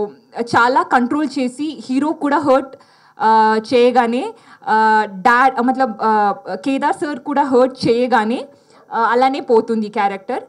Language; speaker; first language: Telugu; non-native, learner; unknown